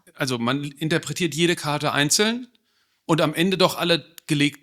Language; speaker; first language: German; native; German